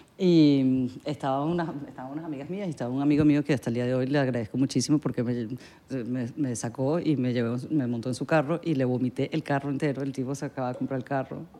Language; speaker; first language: Spanish; native; Spanish